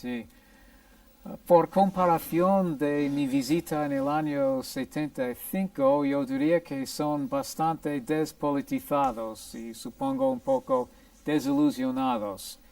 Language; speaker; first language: Spanish; non-native, fluent; English